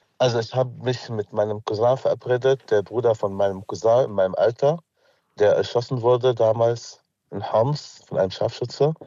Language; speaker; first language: German; non-native, fluent; Arabic